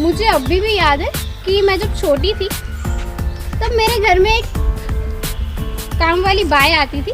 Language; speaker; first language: Hindi; non-native, local second language; Gujarati